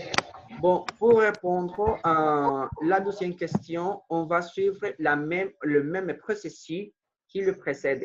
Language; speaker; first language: French; non-native, fluent; Spanish